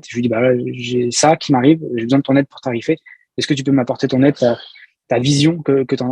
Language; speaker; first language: French; native; French